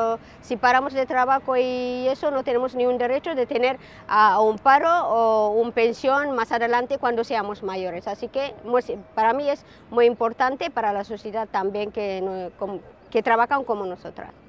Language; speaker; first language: Spanish; non-native, learner; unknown